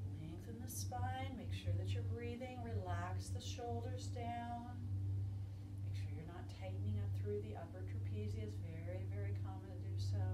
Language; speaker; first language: English; native; English